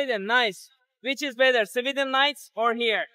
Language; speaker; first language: English; non-native, learner; Turkish